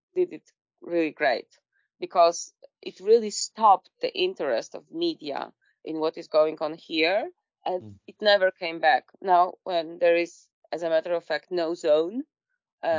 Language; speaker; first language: English; non-native, fluent; Polish